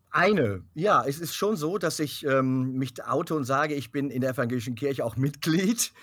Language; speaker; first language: German; native; German